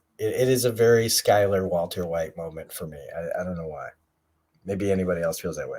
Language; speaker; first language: English; native; English